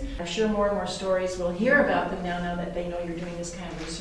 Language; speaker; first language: English; native; English